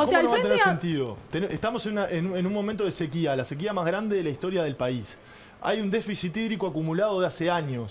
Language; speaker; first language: Spanish; native; Spanish